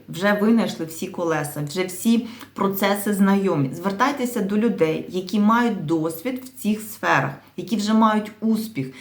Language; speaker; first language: Ukrainian; native; Ukrainian